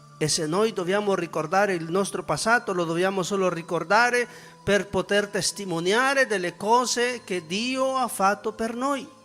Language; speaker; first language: Italian; non-native, fluent; Spanish